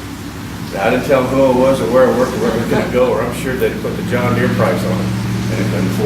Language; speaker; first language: English; native; English